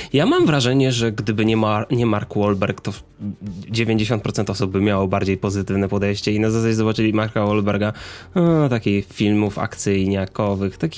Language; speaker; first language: Polish; native; Polish